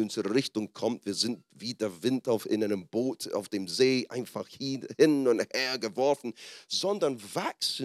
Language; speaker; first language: German; non-native, fluent; English